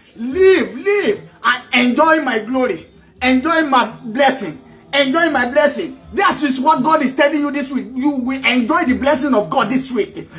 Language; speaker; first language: English; non-native, local second language; Yoruba